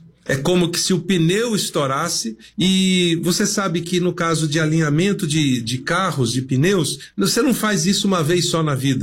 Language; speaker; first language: Portuguese; native; Portuguese